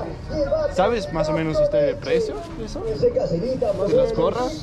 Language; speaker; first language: Spanish; non-native, learner; Danish